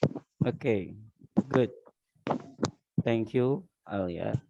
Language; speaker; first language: English; non-native, learner; Indonesian